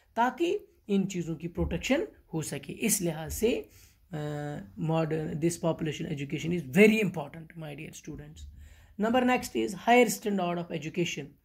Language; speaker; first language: Hindi; non-native, local second language; Kashmiri